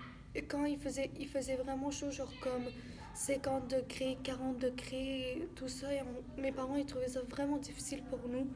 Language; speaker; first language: French; early bilingual, other home language; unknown